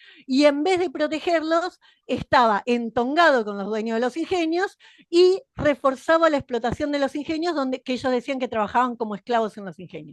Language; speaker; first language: Spanish; native; Spanish